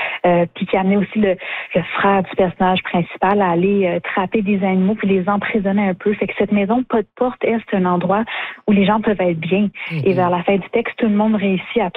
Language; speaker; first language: French; native; French